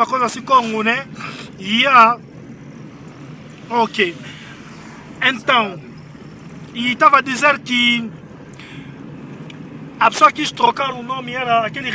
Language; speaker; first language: Portuguese; non-native, learner; Lingala